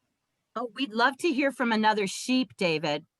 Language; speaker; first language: English; native; English